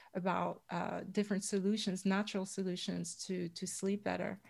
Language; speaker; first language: English; non-native, fluent; French